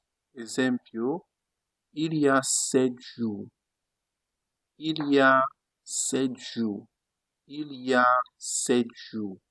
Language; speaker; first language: French; non-native, fluent; Italian